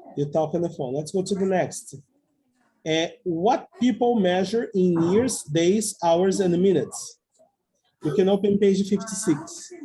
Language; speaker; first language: English; non-native, fluent; Portuguese